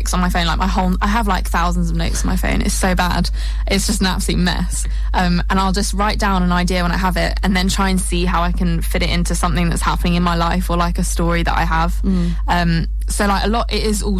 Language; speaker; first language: English; native; English